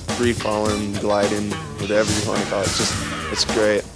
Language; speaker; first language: English; native; English